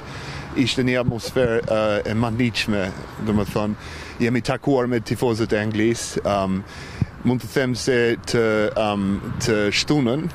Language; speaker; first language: Albanian; non-native, fluent; English